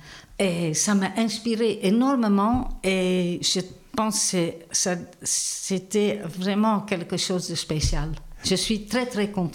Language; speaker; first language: French; non-native, fluent; Dutch